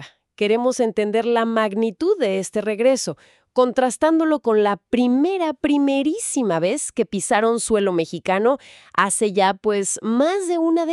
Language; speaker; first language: Spanish; native; Spanish